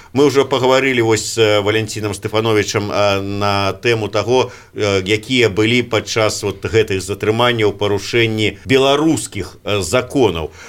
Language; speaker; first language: Belarusian; native; Belarusian